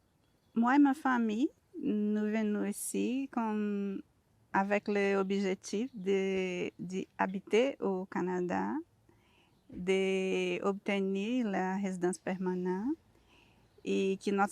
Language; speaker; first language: French; non-native, learner; Portuguese